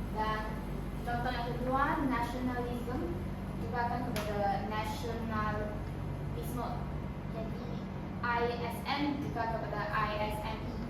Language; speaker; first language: Malay; non-native, local second language; Chinese